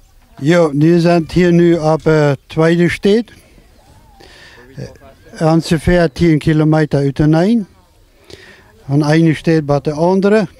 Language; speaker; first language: German; non-native, local second language; Plautdietsch